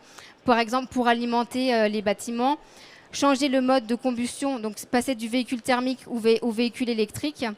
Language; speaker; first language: French; native; French